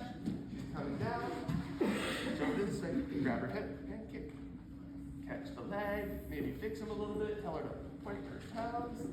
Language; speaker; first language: English; native; English